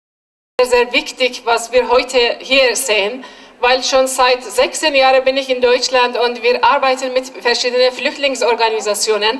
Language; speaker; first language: German; non-native, fluent; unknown